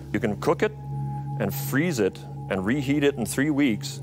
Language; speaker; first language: English; native; English